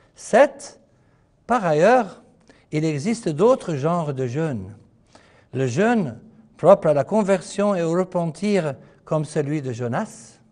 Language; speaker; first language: French; non-native, fluent; Arabic